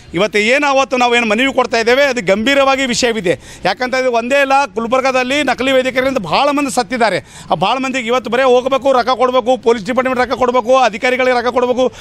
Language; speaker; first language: Kannada; native; Kannada